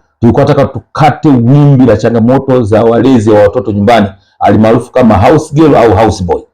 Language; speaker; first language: Swahili; native; Swahili